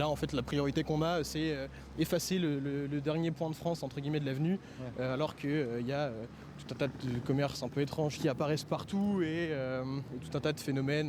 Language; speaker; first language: French; native; French